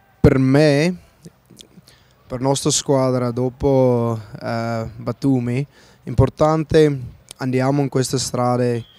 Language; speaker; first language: Italian; non-native, learner; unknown